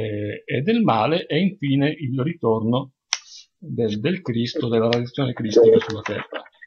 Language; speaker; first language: Italian; native; Italian